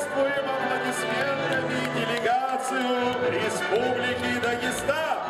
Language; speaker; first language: Russian; native; Russian